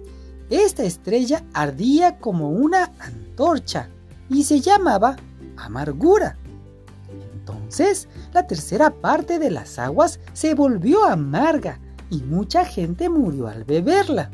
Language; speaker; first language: Spanish; native; Spanish